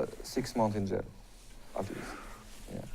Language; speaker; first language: English; non-native, fluent; Arabic